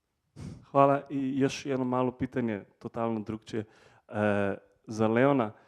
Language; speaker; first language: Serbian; early bilingual, heritage; Serbian